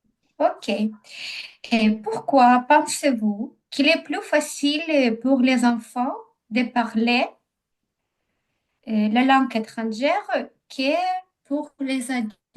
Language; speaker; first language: French; non-native, learner; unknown